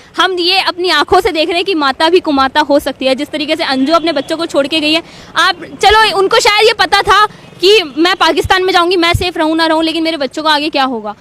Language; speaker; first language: Hindi; native; Hindi